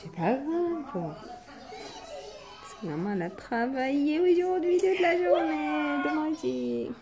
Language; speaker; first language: French; native; French